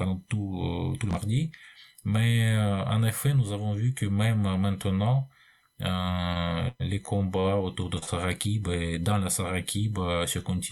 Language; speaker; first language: French; non-native, fluent; Russian